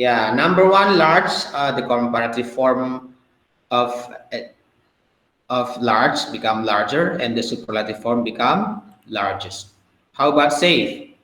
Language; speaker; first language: English; non-native, fluent; Indonesian